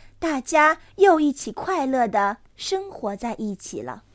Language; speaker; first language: Chinese; native; Chinese